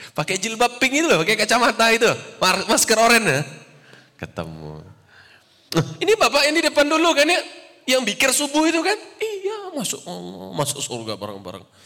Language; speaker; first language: Indonesian; native; Indonesian